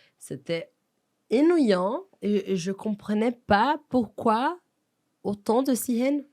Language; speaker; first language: French; non-native, fluent; Portuguese